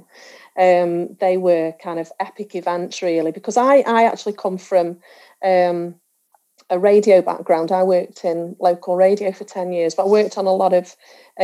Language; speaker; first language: English; native; English